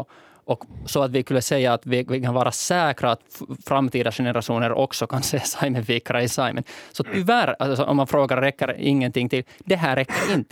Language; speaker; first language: Swedish; native; Swedish